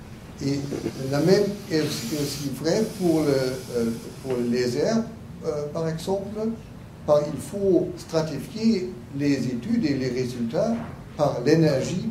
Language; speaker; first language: French; non-native, learner; German